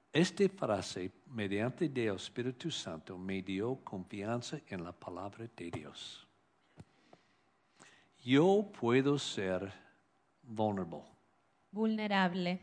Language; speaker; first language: Spanish; non-native, learner; English